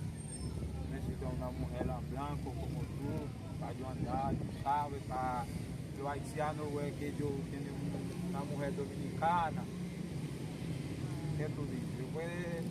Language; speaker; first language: Spanish; non-native, local second language; Haitian Creole